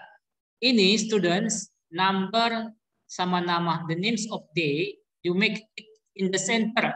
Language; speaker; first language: English; non-native, learner; Indonesian